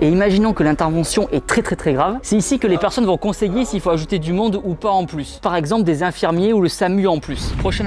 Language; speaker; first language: French; native; French